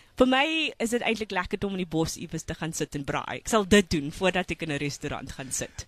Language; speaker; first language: Afrikaans; non-native, local second language; English